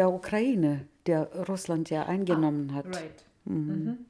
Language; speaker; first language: German; non-native, fluent; Russian